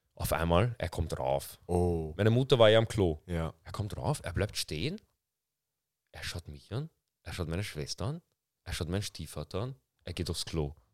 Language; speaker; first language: German; native; German